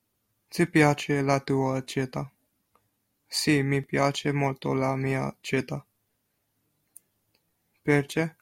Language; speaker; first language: Italian; non-native, learner; English